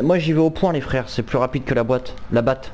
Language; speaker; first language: French; native; French